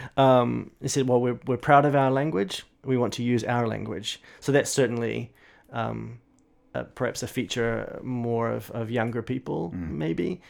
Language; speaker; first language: English; native; English